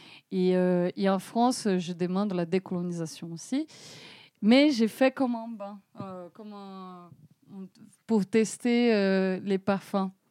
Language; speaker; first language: French; non-native, fluent; Portuguese